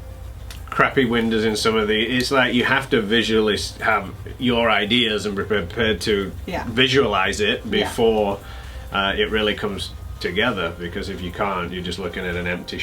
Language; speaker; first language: English; native; English